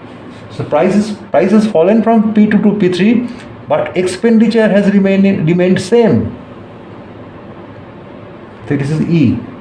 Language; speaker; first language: English; non-native, local second language; Bangla